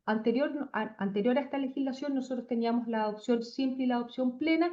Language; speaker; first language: Spanish; native; Spanish